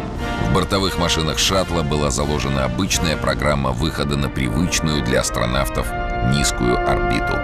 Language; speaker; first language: Russian; native; Russian